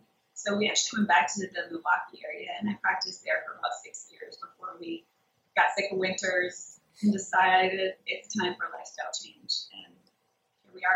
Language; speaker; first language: English; native; English